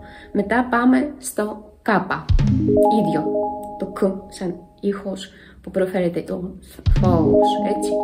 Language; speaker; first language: Greek; non-native, fluent; Russian